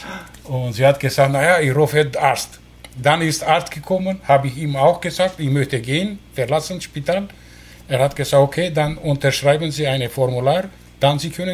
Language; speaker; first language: German; non-native, learner; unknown